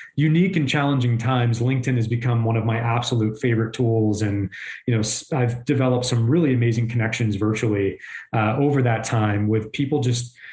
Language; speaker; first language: English; native; English